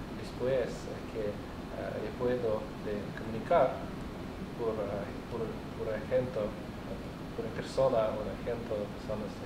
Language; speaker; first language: Spanish; non-native, learner; Russian